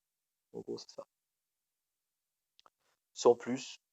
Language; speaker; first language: French; native; French